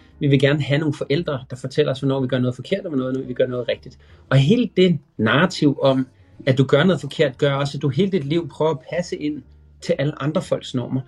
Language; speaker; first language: Danish; native; Danish